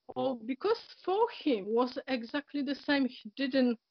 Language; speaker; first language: English; non-native, learner; Polish